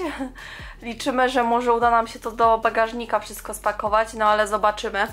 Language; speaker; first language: Polish; native; Polish